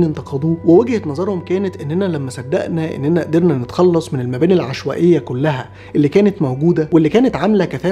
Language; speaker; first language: Arabic; native; Arabic